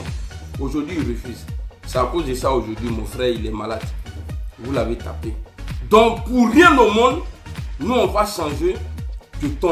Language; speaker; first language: French; native; French